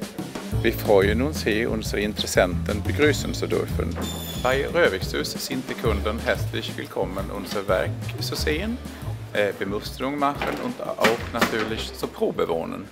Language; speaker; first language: German; non-native, fluent; Swedish